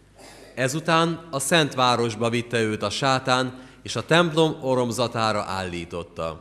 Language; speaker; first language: Hungarian; native; Hungarian